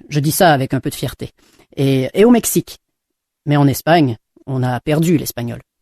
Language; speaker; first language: French; non-native, fluent; English